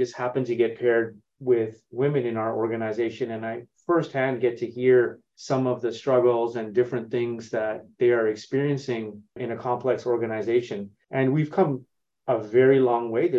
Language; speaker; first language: English; native; English